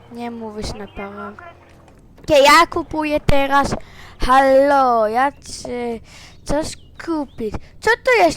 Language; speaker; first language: Polish; early bilingual, heritage; Polish